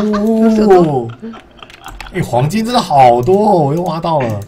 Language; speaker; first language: Chinese; native; Chinese